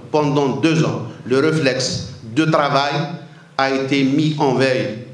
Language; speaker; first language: French; non-native, local second language; Arabic